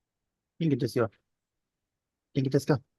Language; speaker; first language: Japanese; non-native, learner; English